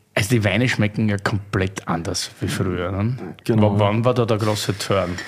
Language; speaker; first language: German; native; German